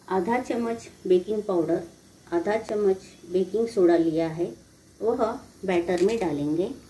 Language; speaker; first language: Hindi; non-native, local second language; Marathi